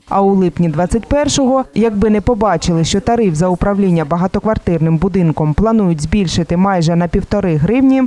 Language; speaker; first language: Ukrainian; native; Ukrainian